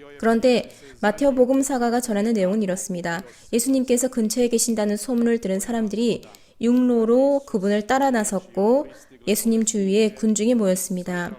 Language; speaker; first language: Korean; native; Korean